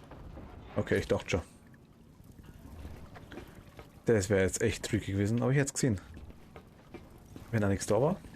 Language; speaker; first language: German; native; German